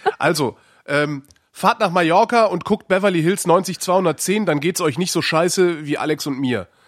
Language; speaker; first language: German; native; German